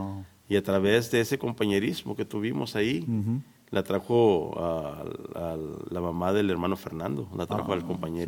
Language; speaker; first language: Spanish; native; Spanish